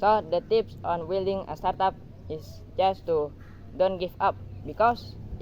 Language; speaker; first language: English; non-native, learner; Indonesian